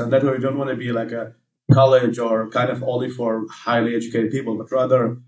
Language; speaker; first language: English; non-native, fluent; Arabic